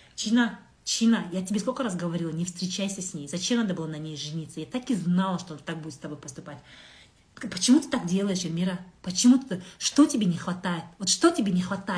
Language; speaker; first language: Russian; non-native, local second language; Kazakh